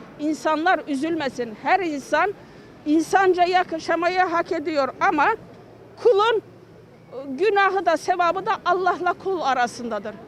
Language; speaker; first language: Turkish; native; Turkish